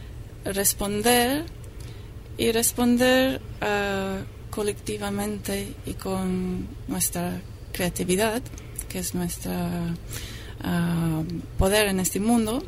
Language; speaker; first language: Spanish; non-native, fluent; English